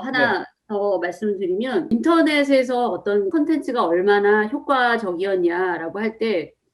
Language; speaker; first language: Korean; native; Korean